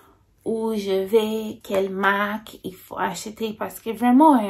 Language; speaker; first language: French; non-native, fluent; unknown